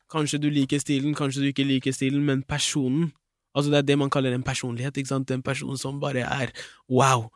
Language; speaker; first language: Norwegian; early bilingual, other home language; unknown